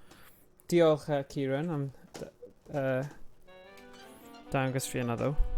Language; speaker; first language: Welsh; native; Welsh